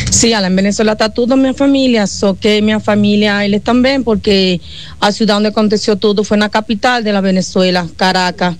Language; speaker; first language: Portuguese; non-native, learner; Spanish